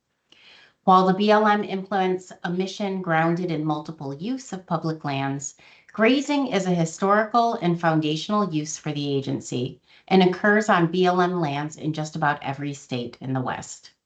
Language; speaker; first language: English; native; English